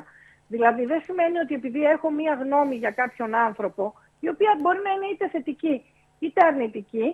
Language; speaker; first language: Greek; native; Greek